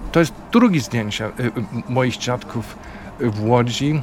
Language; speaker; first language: Polish; non-native, learner; German